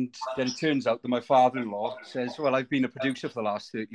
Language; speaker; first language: English; native; English